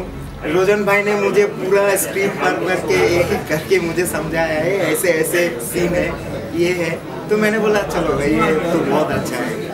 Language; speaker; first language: Hindi; non-native, fluent; Bangla